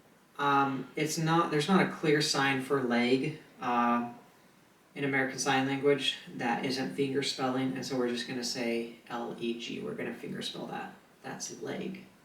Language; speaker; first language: English; native; English